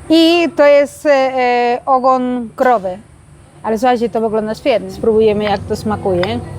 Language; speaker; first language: Polish; non-native, learner; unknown